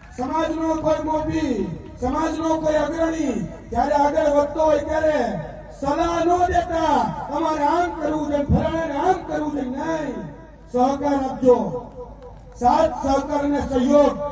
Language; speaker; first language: Gujarati; native; Gujarati